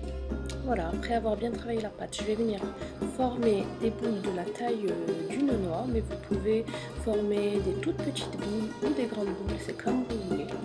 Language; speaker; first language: French; native; French